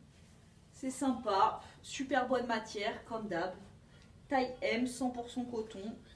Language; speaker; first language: French; native; French